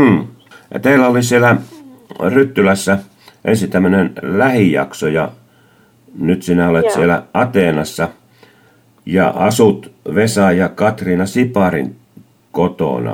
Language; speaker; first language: Finnish; native; Finnish